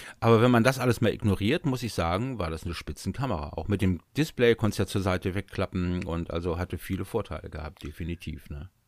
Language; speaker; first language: German; native; German